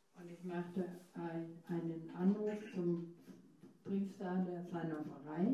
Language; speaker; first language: German; non-native, fluent; English